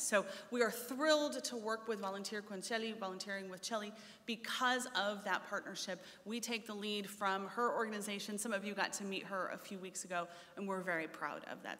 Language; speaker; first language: English; native; English